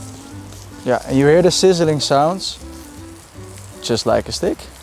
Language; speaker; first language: English; non-native, fluent; Dutch